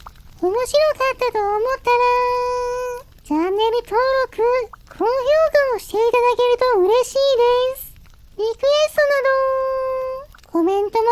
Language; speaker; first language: Japanese; native; Japanese